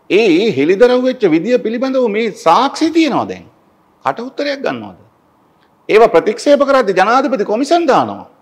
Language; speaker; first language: Sinhala; native; Sinhala